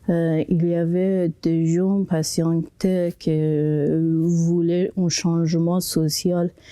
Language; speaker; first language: French; non-native, local second language; Persian